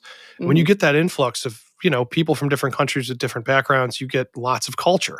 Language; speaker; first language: English; native; English